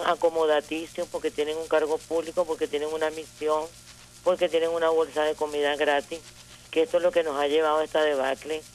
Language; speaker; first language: Spanish; native; Spanish